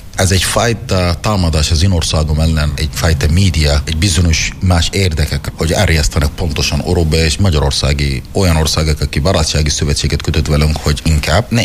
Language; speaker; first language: Hungarian; non-native, fluent; Arabic